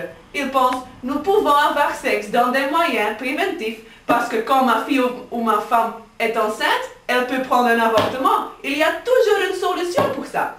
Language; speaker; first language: French; non-native, learner; Dutch